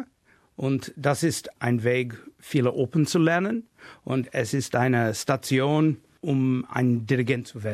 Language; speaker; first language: German; non-native, fluent; English